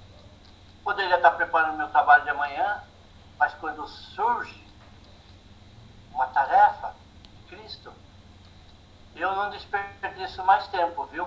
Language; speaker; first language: Portuguese; native; Portuguese